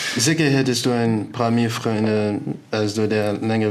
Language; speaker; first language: German; non-native, learner; English